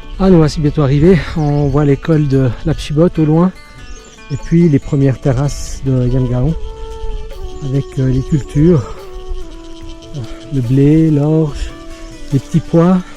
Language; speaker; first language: French; native; French